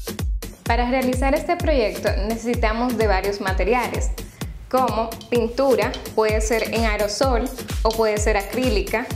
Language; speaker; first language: Spanish; native; Spanish